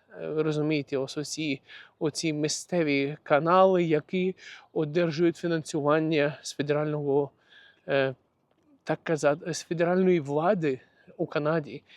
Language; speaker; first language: Ukrainian; non-native, local second language; Russian